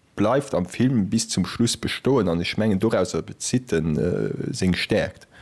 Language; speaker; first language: Luxembourgish; native; Luxembourgish